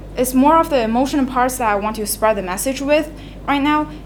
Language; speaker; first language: English; non-native, fluent; Chinese